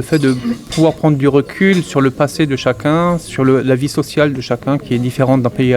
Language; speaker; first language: French; native; French